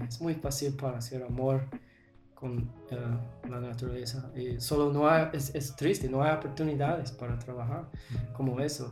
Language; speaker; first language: Spanish; non-native, learner; English